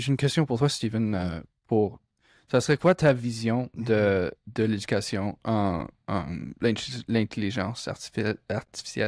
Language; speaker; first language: French; non-native, local second language; English